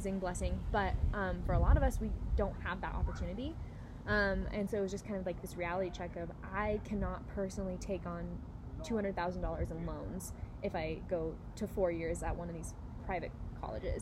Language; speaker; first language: English; native; English